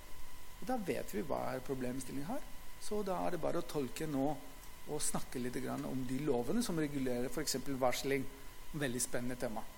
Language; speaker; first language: Norwegian; non-native, fluent; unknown